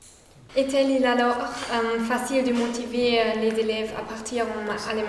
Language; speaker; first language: French; non-native, learner; German